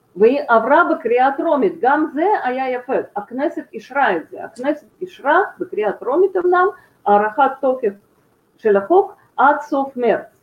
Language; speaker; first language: Hebrew; non-native, fluent; Russian